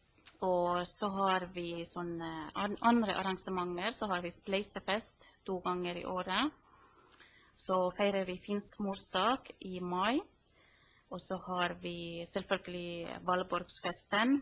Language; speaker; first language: Norwegian; non-native, fluent; Finnish